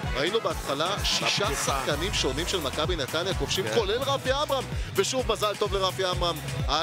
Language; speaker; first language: Hebrew; native; Hebrew